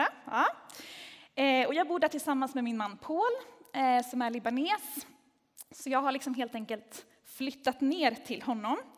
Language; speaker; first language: Swedish; native; Swedish